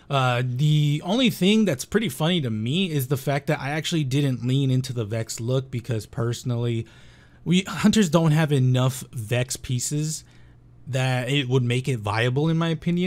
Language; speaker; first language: English; native; English